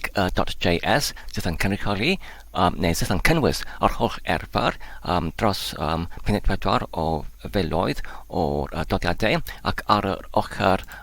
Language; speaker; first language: Welsh; non-native, fluent; English